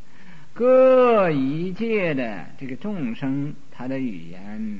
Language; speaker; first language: Chinese; native; Chinese